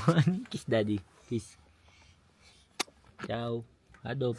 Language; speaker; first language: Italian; non-native, learner; Filipino